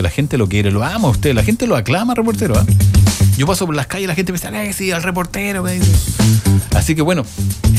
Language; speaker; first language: Spanish; native; Spanish